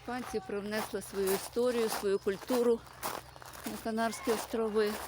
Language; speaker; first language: Ukrainian; native; Ukrainian